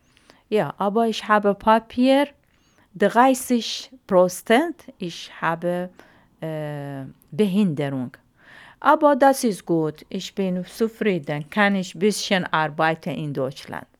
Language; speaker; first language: German; non-native, learner; Arabic